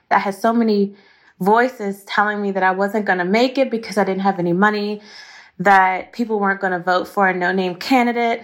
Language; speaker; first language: English; native; English